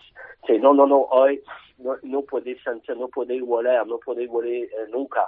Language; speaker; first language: Spanish; non-native, learner; French